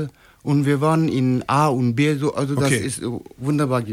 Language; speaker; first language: German; non-native, fluent; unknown